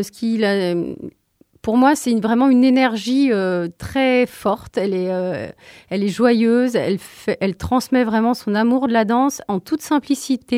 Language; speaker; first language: French; native; French